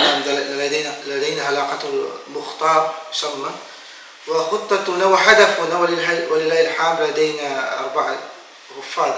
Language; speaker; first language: Arabic; non-native, fluent; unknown